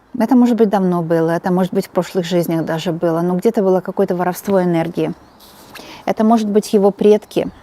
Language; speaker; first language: Russian; native; Russian